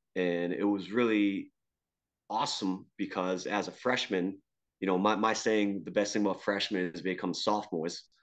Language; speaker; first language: English; native; English